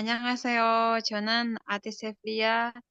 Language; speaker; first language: Korean; non-native, learner; Indonesian